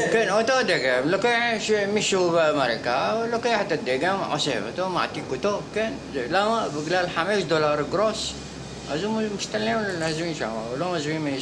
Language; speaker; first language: Hebrew; non-native, fluent; Arabic